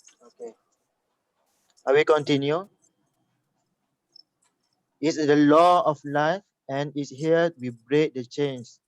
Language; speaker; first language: English; non-native, local second language; Malay